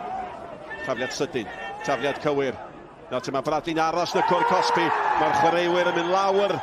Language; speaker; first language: Welsh; native; Welsh